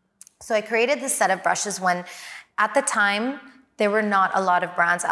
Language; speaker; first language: English; native; English